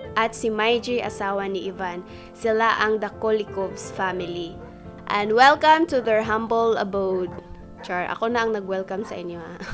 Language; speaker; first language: Filipino; non-native, local second language; Cebuano